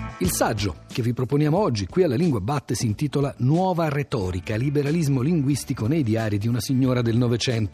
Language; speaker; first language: Italian; native; Italian